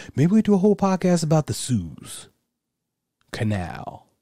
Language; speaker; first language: English; native; English